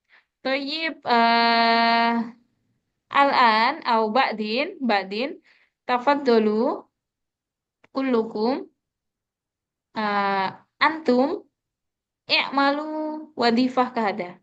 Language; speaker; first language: Arabic; non-native, fluent; Indonesian